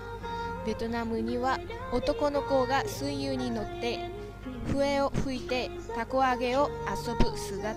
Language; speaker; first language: Japanese; non-native, learner; Vietnamese